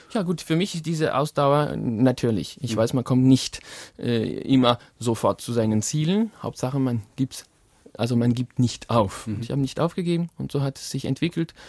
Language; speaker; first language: German; non-native, fluent; French